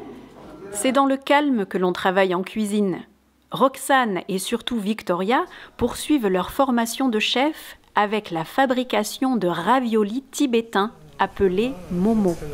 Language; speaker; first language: French; native; French